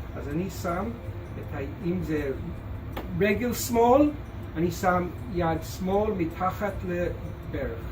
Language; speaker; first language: Hebrew; non-native, fluent; English